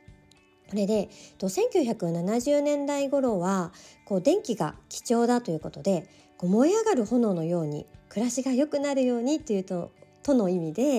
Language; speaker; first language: Japanese; native; Japanese